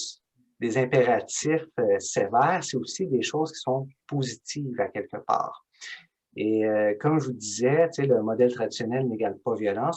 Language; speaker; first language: French; native; French